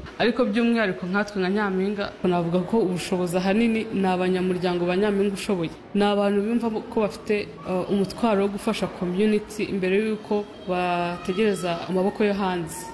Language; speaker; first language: Kinyarwanda; native; Kinyarwanda